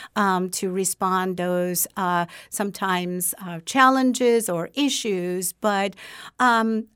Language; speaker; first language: English; non-native, fluent; Turkish